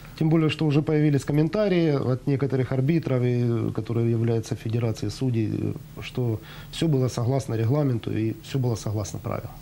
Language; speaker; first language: Russian; native; Russian